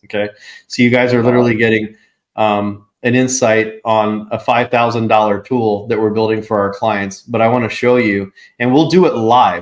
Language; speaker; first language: English; native; English